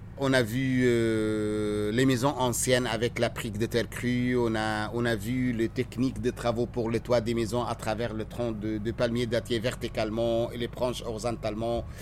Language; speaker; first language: French; non-native, fluent; Arabic